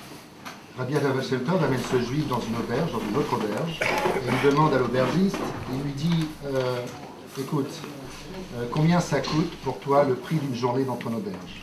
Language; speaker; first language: French; native; French